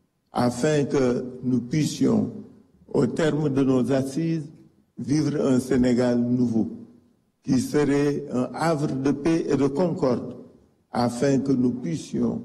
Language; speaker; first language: French; non-native, local second language; Wolof